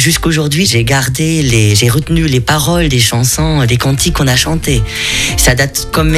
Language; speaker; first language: French; non-native, fluent; German